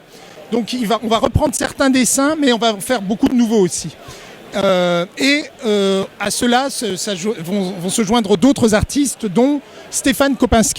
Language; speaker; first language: French; native; French